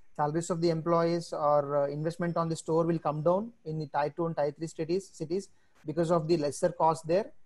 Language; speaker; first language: English; non-native, local second language; Telugu